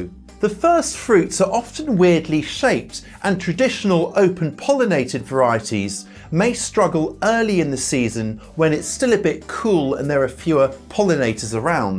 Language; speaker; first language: English; native; English